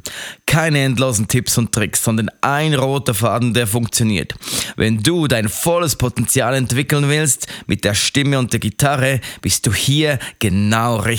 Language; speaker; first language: German; native; German